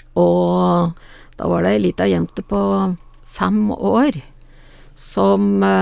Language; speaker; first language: Norwegian; native; Norwegian